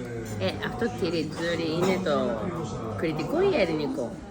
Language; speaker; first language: Greek; non-native, learner; Japanese